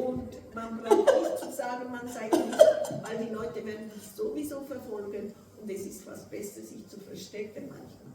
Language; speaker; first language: German; non-native, fluent; Portuguese